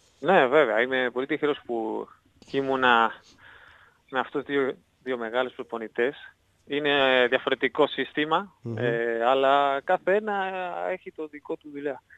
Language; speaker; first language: Greek; non-native, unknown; Spanish